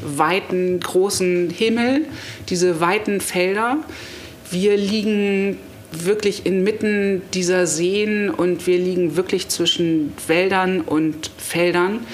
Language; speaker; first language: German; native; German